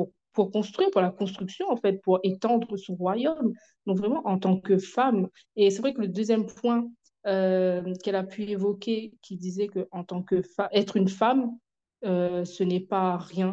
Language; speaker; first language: French; native; French